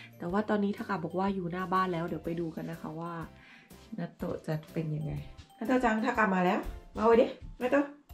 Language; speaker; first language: Thai; native; Thai